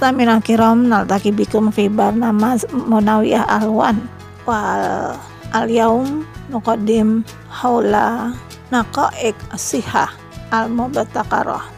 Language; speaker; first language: Arabic; non-native, fluent; Indonesian